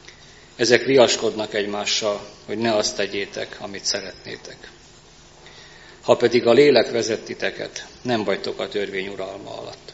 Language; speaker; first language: Hungarian; native; Hungarian